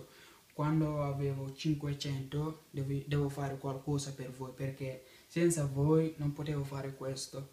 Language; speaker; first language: Italian; non-native, learner; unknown